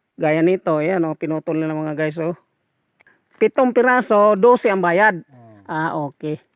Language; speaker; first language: Filipino; non-native, local second language; Cebuano